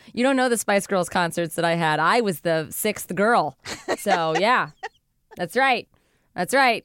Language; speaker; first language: English; native; English